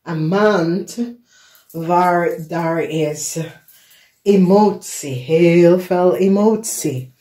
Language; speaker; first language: Dutch; non-native, fluent; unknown